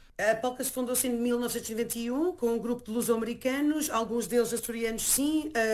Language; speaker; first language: Portuguese; early bilingual, heritage; Portuguese